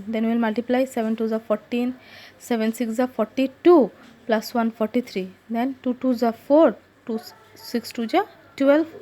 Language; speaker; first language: English; non-native, local second language; Assamese